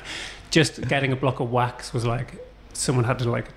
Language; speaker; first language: English; native; English